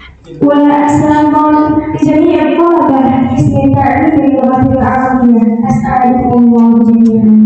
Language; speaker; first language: Arabic; non-native, learner; Indonesian